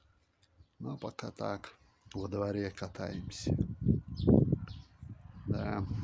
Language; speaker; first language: Russian; native; Russian